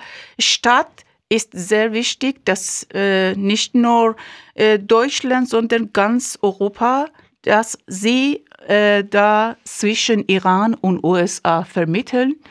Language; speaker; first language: German; non-native, fluent; Persian